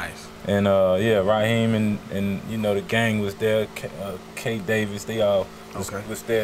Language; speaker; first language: English; native; English